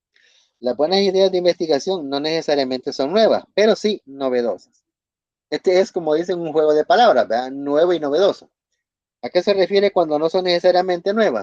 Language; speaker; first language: Spanish; native; Spanish